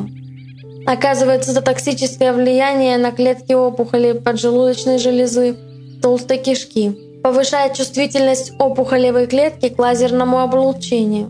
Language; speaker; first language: Russian; native; Russian